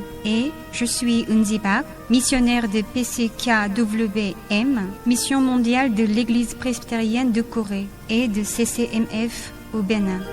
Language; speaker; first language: French; non-native, fluent; Korean